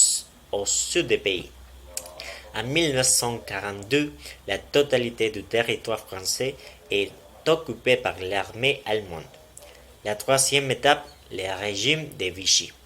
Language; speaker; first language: French; non-native, learner; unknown